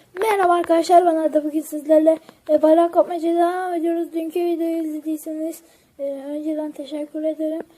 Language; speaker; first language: Turkish; native; Turkish